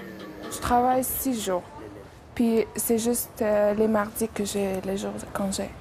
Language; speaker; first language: French; non-native, learner; Persian